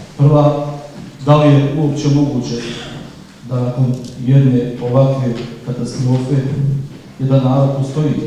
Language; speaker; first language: Croatian; native; Croatian